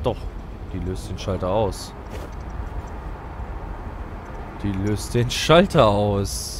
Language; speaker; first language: German; native; German